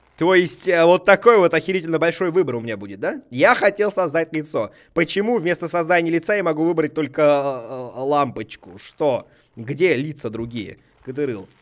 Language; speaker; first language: Russian; native; Russian